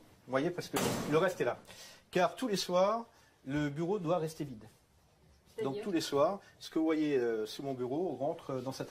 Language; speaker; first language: French; native; French